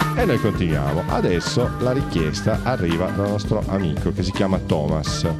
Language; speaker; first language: Italian; native; Italian